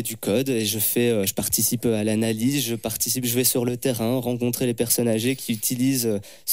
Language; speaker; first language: French; native; French